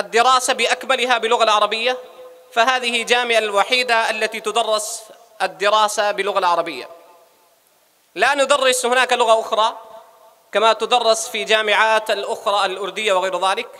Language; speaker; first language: Arabic; non-native, fluent; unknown